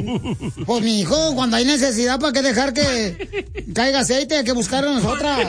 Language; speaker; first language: Spanish; native; Spanish